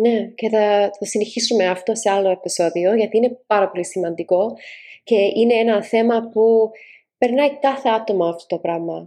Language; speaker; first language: Greek; early bilingual, heritage; Greek